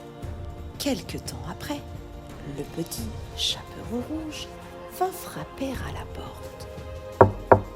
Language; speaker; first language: French; native; French